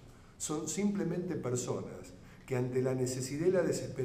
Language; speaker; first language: Spanish; native; Spanish